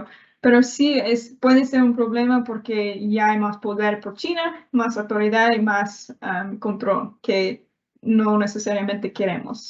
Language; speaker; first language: Spanish; non-native, learner; English